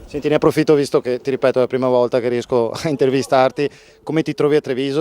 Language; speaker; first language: Italian; native; Italian